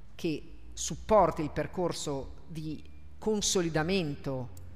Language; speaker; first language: Italian; native; Italian